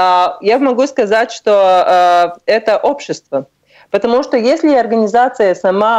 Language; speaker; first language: Russian; non-native, local second language; Latvian